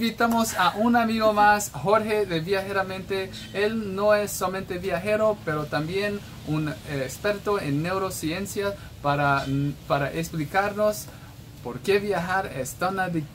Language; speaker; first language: Spanish; non-native, fluent; English